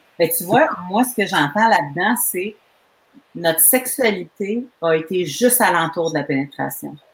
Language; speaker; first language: French; native; French